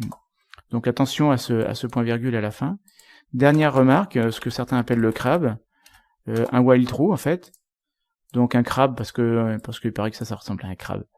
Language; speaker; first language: French; native; French